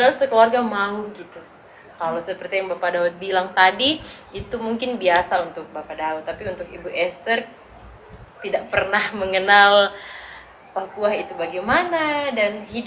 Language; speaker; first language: Indonesian; native; Indonesian